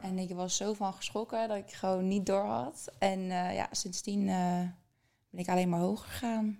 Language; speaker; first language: Dutch; early bilingual, other home language; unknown